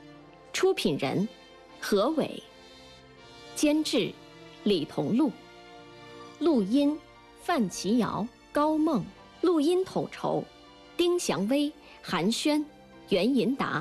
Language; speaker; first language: Chinese; native; Chinese